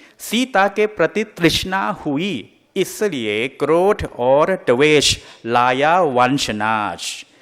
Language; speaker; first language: Hindi; non-native, fluent; Thai